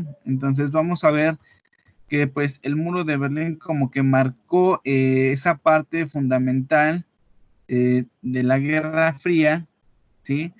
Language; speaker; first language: Spanish; native; Spanish